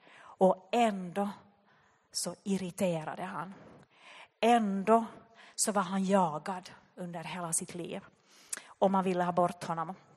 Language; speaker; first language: Swedish; native; Swedish